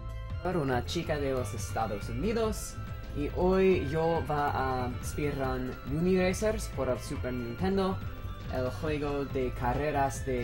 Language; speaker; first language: Spanish; non-native, learner; English